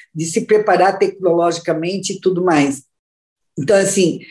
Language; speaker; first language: Portuguese; native; Portuguese